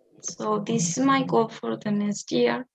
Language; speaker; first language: English; non-native, learner; Spanish